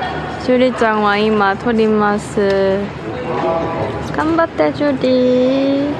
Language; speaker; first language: Japanese; non-native, learner; Korean